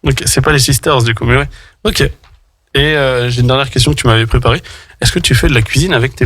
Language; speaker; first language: French; native; French